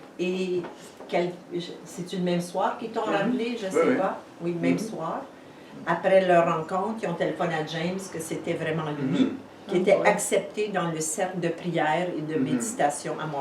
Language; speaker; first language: French; native; French